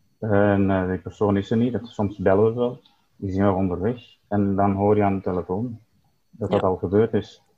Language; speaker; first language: Dutch; non-native, fluent; Turkish